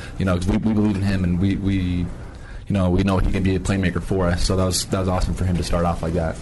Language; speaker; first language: English; native; English